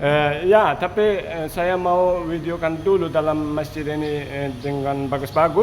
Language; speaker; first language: Indonesian; non-native, fluent; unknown